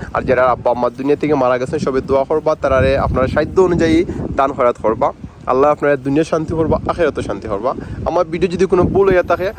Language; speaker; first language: Bangla; native; Bangla